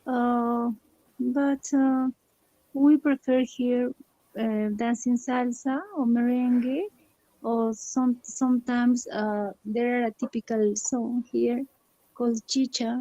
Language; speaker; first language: English; non-native, learner; Spanish